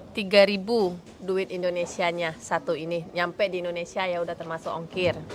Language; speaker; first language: Indonesian; native; Indonesian